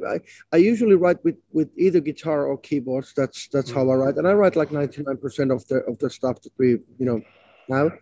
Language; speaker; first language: English; non-native, fluent; Finnish